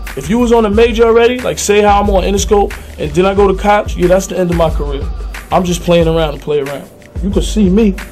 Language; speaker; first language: English; native; English